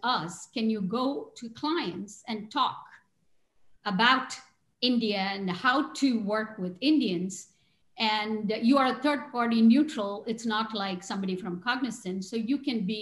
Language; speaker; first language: English; non-native, local second language; Tamil